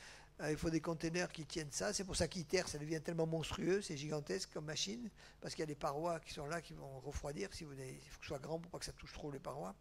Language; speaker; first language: French; native; French